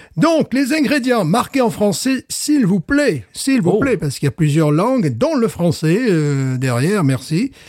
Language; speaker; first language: French; native; French